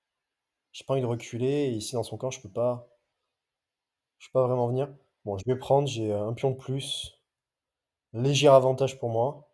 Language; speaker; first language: French; native; French